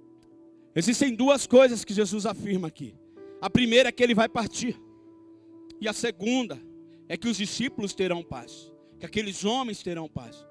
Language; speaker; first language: Portuguese; native; Portuguese